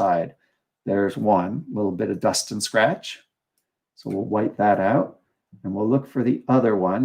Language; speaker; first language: English; native; English